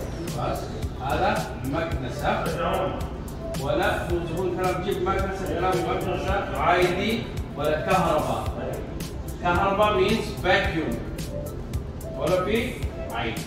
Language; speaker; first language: Arabic; non-native, learner; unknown